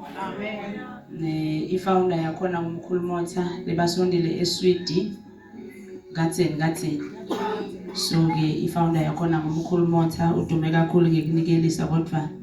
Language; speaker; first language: Zulu; non-native, local second language; Swati